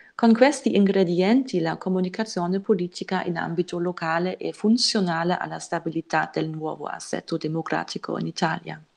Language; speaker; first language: Italian; non-native, fluent; German